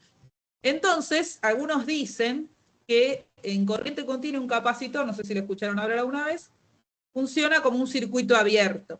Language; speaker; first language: Spanish; native; Spanish